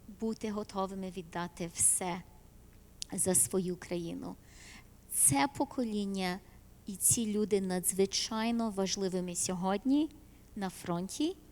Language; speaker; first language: Ukrainian; early bilingual, heritage; Ukrainian